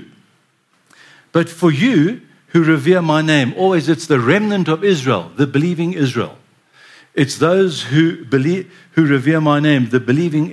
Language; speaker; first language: English; native; English